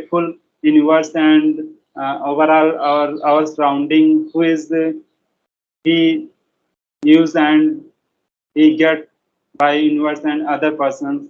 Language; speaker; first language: English; non-native, learner; Hindi